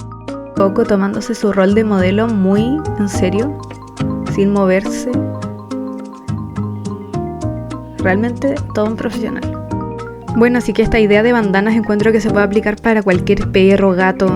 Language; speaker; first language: Spanish; native; Spanish